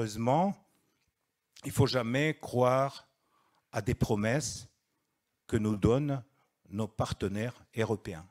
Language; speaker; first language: French; non-native, fluent; Russian